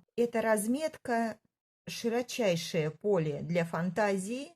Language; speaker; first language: Russian; native; Russian